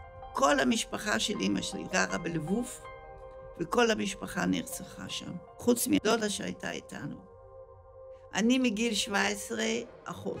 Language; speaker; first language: Hebrew; early bilingual, other home language; Dutch